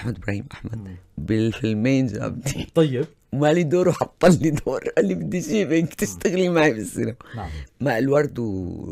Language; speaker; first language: Arabic; native; Arabic